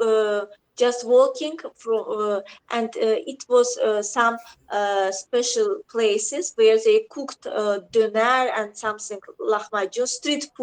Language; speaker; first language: English; non-native, learner; Azerbaijani